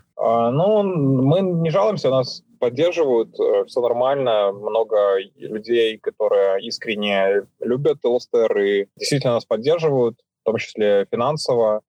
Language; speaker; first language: Russian; native; Russian